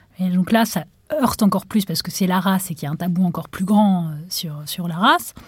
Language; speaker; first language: French; non-native, local second language; Arabic